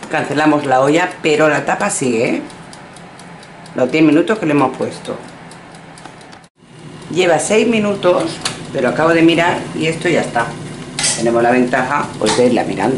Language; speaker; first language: Spanish; native; Spanish